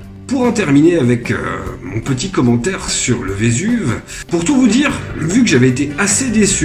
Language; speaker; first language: French; native; French